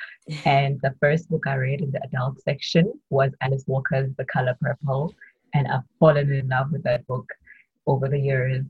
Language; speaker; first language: English; non-native, local second language; Tswana